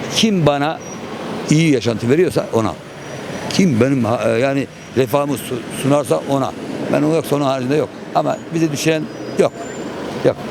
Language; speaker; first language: Turkish; native; Turkish